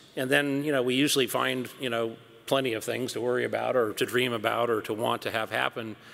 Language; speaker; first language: English; native; English